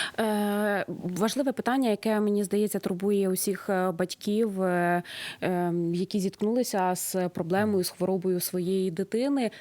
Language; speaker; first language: Ukrainian; native; Ukrainian